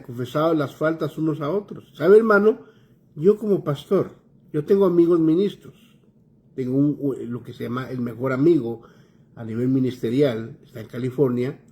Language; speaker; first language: Spanish; native; Spanish